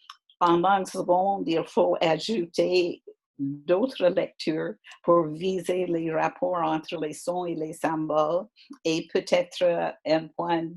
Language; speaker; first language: French; non-native, fluent; English